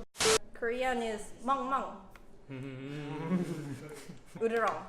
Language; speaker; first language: English; non-native, fluent; Korean